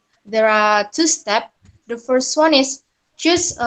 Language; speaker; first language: English; non-native, learner; Indonesian